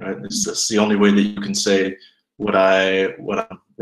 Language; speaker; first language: English; native; English